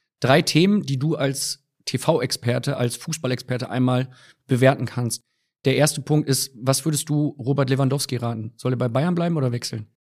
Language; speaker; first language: German; native; German